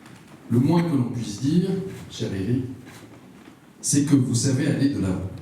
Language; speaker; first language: French; native; French